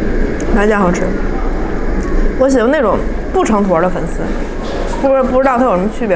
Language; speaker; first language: Chinese; native; Chinese